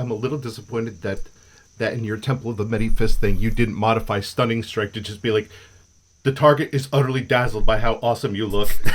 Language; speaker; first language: English; native; English